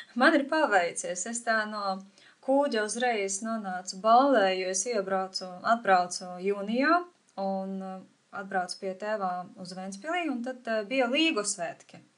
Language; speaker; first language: Latvian; non-native, fluent; Ukrainian